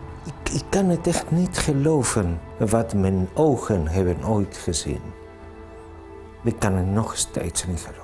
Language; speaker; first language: Dutch; non-native, fluent; Spanish